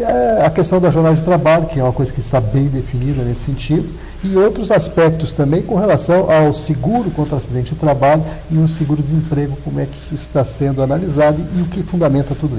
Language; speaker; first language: Portuguese; native; Portuguese